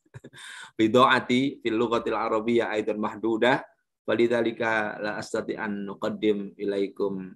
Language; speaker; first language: Arabic; non-native, fluent; Indonesian